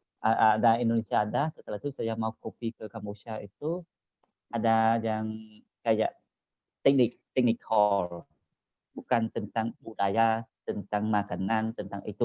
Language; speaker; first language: Indonesian; non-native, learner; Khmer